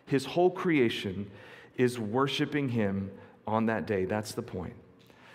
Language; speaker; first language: English; native; English